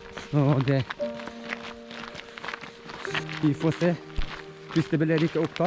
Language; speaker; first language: Norwegian; non-native, learner; Russian